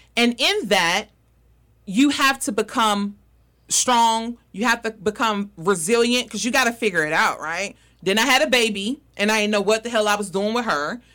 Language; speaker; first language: English; native; English